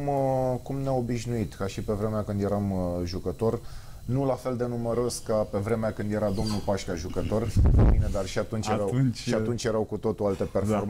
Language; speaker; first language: Romanian; native; Romanian